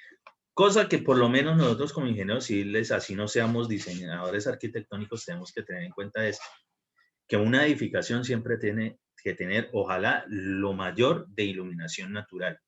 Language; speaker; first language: Spanish; native; Spanish